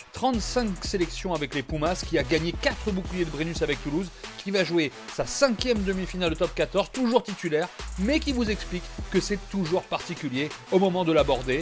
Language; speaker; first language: French; native; French